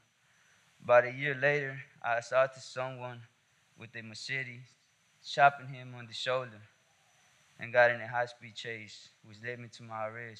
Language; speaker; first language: English; native; English